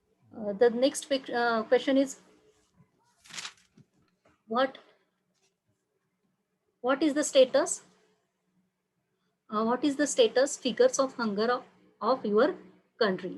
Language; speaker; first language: English; non-native, local second language; Marathi